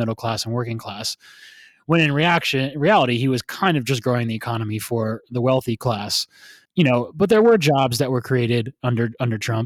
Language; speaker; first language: English; native; English